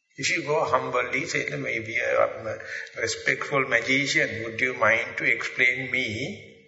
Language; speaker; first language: English; non-native, local second language; Sinhala